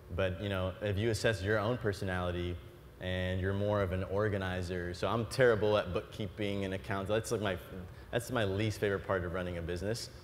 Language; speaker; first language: English; native; English